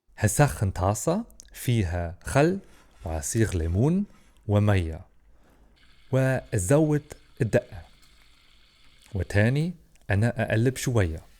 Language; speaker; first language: Egyptian Arabic; non-native, learner; German